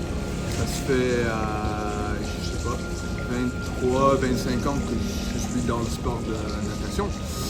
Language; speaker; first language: French; non-native, fluent; English